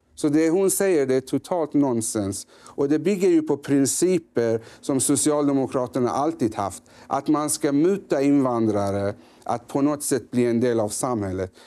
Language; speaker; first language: Swedish; early bilingual, other home language; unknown